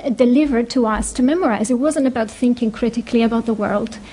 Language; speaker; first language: English; non-native, fluent; Greek